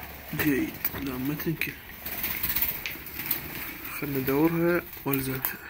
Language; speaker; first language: Arabic; native; Arabic